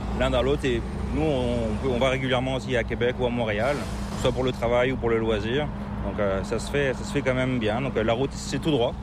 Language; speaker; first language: French; native; French